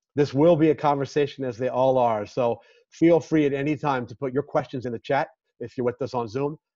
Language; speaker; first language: English; native; English